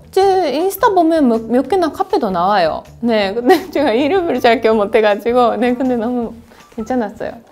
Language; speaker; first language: Korean; non-native, fluent; Japanese